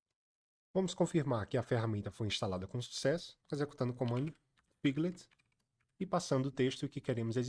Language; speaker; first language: Portuguese; native; Portuguese